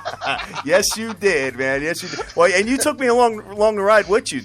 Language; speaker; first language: English; native; English